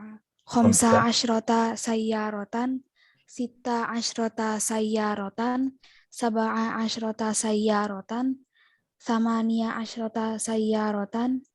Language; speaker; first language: Arabic; non-native, learner; Indonesian